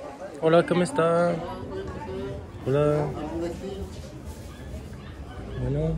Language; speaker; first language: Spanish; non-native, learner; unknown